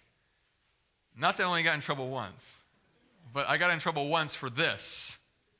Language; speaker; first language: English; native; English